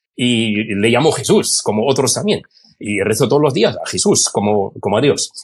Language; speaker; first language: Spanish; non-native, fluent; German